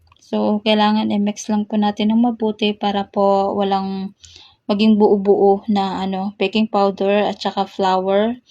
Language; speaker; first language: Filipino; non-native, local second language; Cebuano